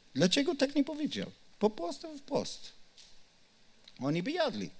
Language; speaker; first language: Polish; non-native, learner; Hebrew